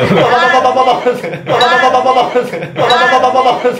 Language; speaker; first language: Japanese; native; Japanese